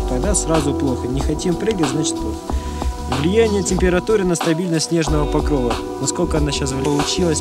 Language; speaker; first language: Russian; native; Russian